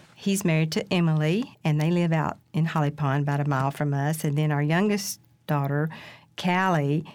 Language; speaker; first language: English; native; English